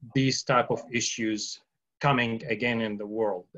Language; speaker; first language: English; early bilingual, other home language; Arabic